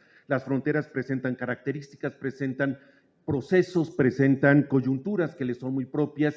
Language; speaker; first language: Spanish; native; Spanish